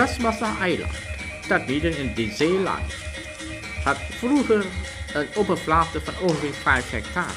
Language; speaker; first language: Dutch; non-native, fluent; Indonesian